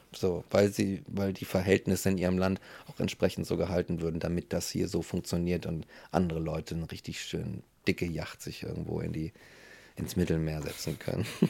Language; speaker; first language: German; native; German